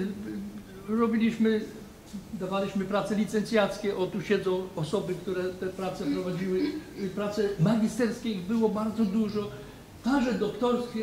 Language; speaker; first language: Polish; native; Polish